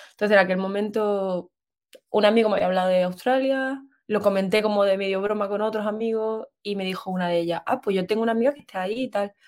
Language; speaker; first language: Spanish; native; Spanish